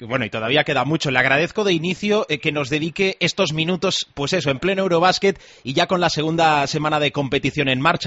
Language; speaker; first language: Spanish; native; Spanish